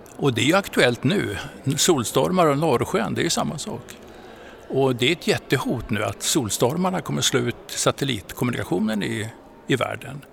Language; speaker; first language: Swedish; native; Swedish